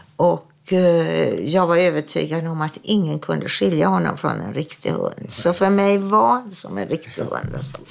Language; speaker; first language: Swedish; early bilingual, other home language; German